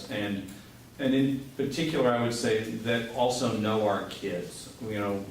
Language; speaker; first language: English; native; English